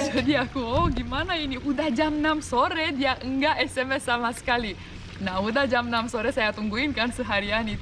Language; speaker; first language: Indonesian; non-native, fluent; Romanian